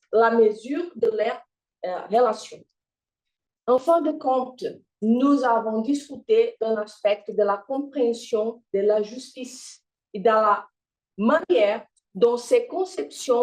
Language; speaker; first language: French; non-native, fluent; Portuguese